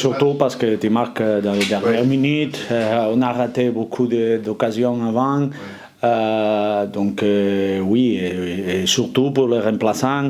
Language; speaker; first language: French; non-native, fluent; Spanish